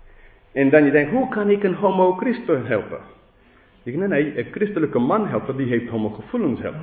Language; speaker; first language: Dutch; non-native, fluent; English